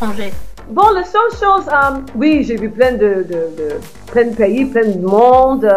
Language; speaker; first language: French; non-native, fluent; English